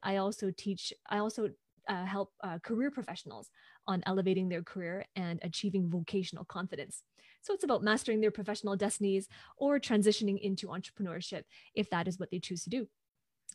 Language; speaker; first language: English; non-native, local second language; Cantonese